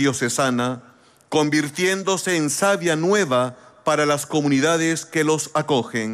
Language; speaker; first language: Spanish; native; Spanish